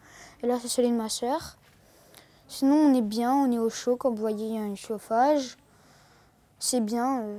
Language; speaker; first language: French; early bilingual, other home language; Armenian